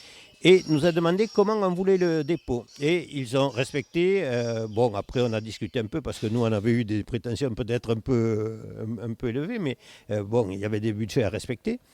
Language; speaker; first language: French; native; French